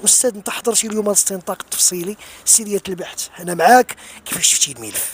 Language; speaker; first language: Arabic; native; Arabic